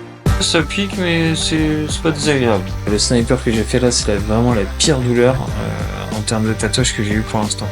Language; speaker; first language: French; native; French